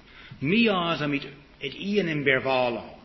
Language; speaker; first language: Hungarian; early bilingual, heritage; English